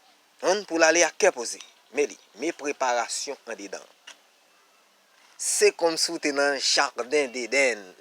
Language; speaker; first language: French; non-native, learner; Haitian Creole